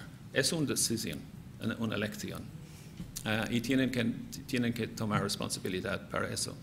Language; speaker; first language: Spanish; non-native, fluent; English